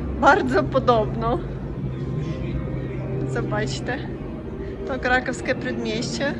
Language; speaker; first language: Polish; non-native, learner; Russian